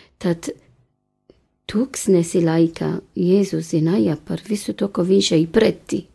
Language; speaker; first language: Latvian; non-native, fluent; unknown